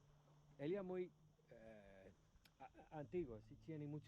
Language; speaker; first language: Spanish; non-native, learner; English